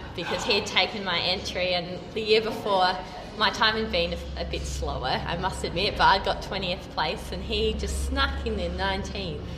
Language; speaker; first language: English; native; English